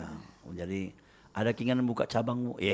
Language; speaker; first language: Indonesian; native; Indonesian